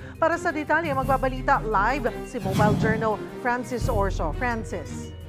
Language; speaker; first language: Filipino; native; Filipino